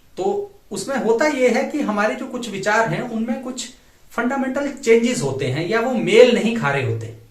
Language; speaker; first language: Hindi; native; Hindi